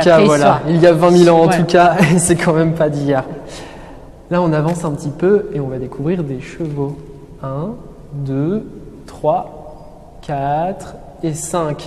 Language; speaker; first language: French; native; French